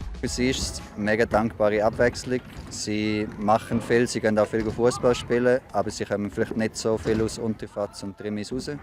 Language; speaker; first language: German; native; German